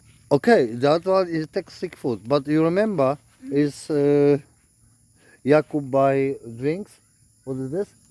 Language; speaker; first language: English; non-native, learner; Polish